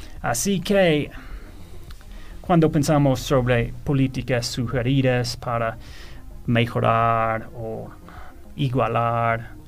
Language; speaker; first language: Spanish; non-native, fluent; English